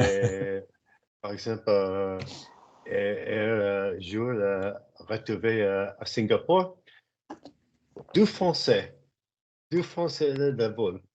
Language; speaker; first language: French; non-native, learner; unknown